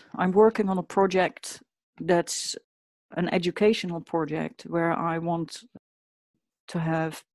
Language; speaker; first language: English; non-native, fluent; Dutch